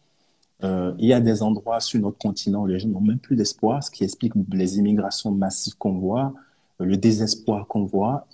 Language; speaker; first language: French; non-native, local second language; Yoruba